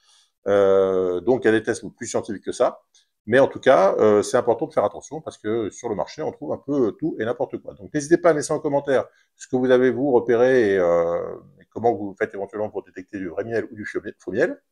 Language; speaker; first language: French; native; French